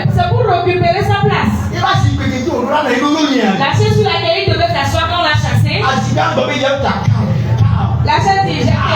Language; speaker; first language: French; non-native, local second language; Ewe